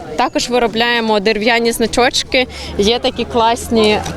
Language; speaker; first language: Ukrainian; native; Ukrainian